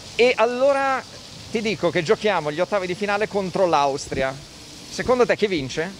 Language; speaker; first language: Italian; native; Italian